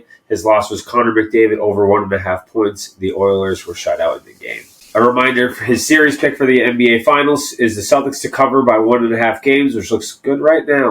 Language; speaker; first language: English; native; English